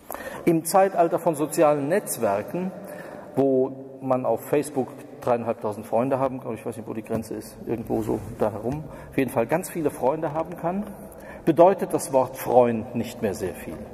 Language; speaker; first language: German; native; German